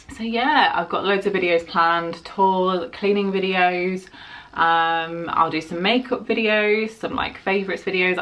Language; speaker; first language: English; native; English